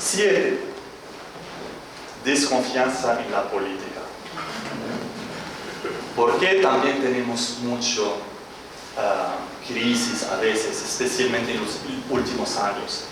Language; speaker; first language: Spanish; non-native, fluent; Arabic